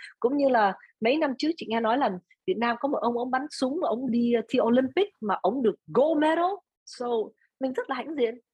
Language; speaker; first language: Vietnamese; early bilingual, other home language; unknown